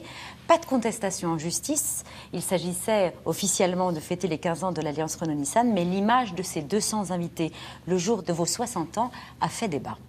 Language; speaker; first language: French; native; French